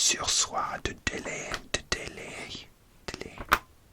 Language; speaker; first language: French; non-native, learner; English